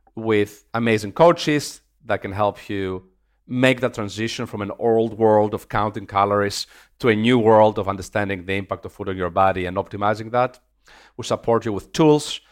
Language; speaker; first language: English; non-native, fluent; Greek